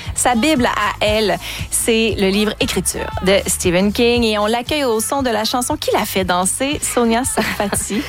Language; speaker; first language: French; native; French